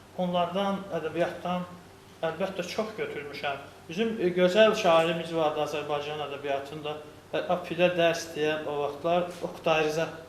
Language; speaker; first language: Azerbaijani; non-native, local second language; Lezghian